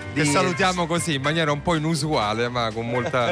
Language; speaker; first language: Italian; native; Italian